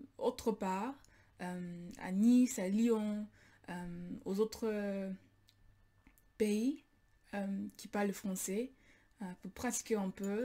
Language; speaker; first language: French; non-native, learner; English